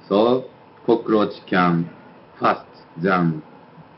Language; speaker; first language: English; non-native, learner; Japanese